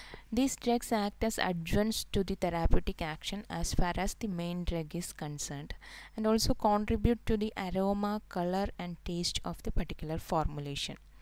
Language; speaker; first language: English; non-native, local second language; Malayalam